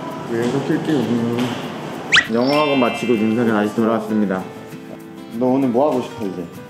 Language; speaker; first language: Korean; native; Korean